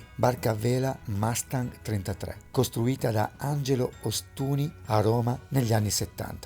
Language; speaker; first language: Italian; native; Italian